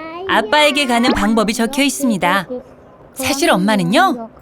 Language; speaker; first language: Korean; native; Korean